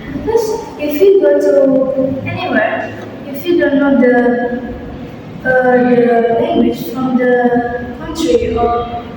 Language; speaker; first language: English; non-native, learner; Indonesian